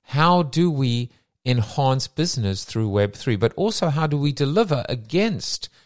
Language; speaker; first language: English; native; English